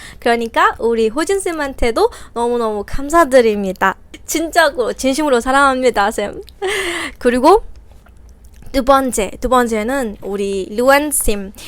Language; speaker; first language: Korean; non-native, fluent; Burmese